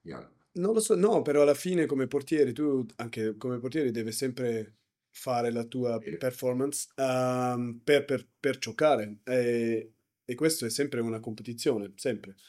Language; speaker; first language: Italian; non-native, learner; German